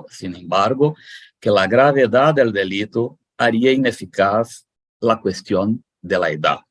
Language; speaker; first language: Spanish; non-native, fluent; Portuguese